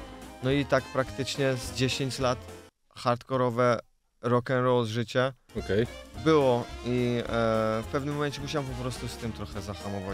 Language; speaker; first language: Polish; early bilingual, other home language; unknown